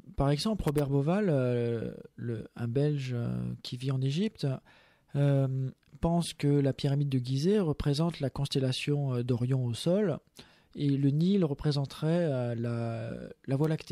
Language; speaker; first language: French; native; French